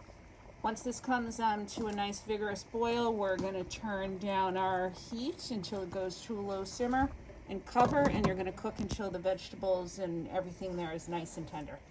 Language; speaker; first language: English; native; English